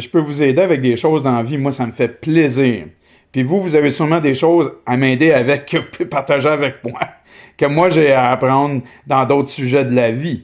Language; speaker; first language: French; native; French